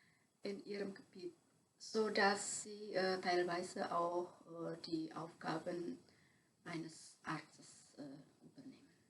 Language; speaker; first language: German; non-native, fluent; Javanese